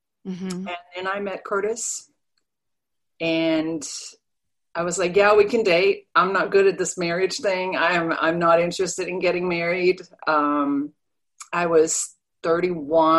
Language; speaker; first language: English; non-native, fluent; Danish